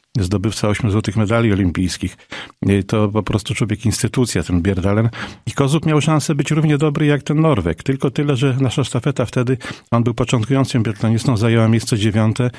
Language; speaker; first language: Polish; native; Polish